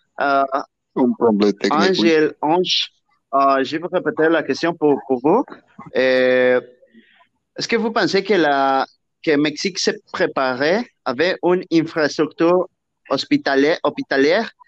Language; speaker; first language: French; non-native, learner; Spanish